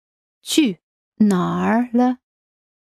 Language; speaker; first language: Chinese; non-native, learner; English